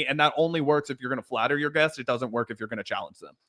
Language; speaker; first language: English; native; English